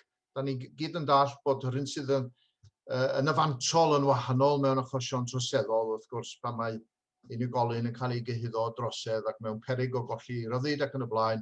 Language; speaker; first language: Welsh; native; Welsh